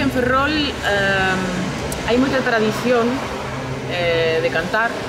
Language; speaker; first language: Galician; non-native, local second language; Spanish